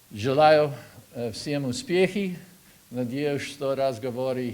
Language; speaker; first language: Russian; non-native, learner; English